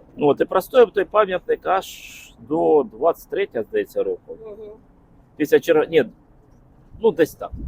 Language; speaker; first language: Ukrainian; non-native, local second language; Russian